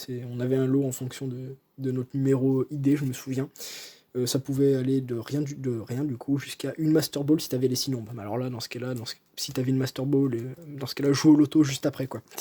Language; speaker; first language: French; native; French